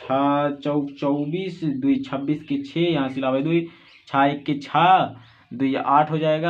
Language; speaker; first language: Hindi; native; Hindi